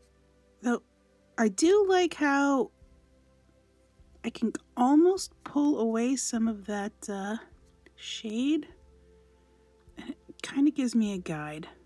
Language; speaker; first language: English; native; English